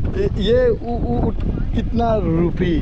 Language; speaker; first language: Hindi; non-native, learner; Bangla